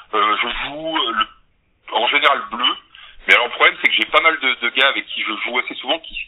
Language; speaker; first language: French; native; French